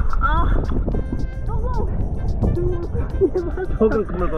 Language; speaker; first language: Korean; non-native, learner; English